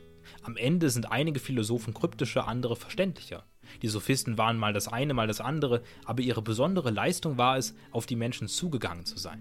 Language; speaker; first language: German; native; German